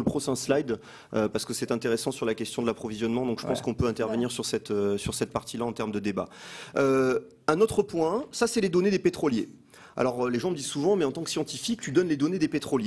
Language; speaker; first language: French; native; French